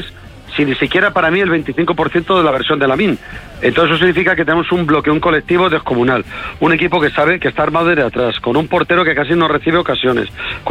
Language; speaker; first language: Spanish; native; Spanish